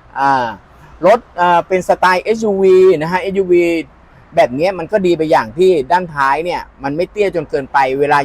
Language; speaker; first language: Thai; native; Thai